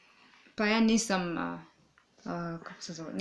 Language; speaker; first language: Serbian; non-native, learner; English